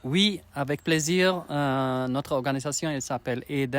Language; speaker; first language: French; non-native, learner; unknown